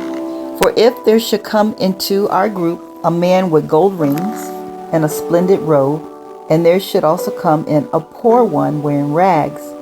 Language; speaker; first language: English; native; English